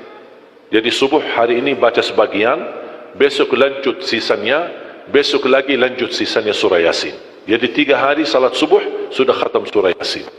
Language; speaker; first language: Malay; non-native, fluent; Arabic